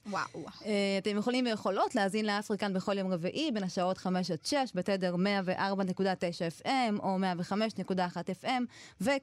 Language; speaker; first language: Hebrew; native; Hebrew